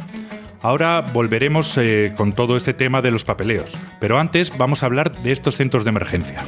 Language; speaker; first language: Spanish; native; Spanish